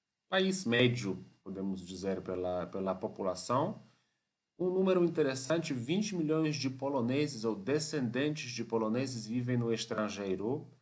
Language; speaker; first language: Portuguese; non-native, fluent; Polish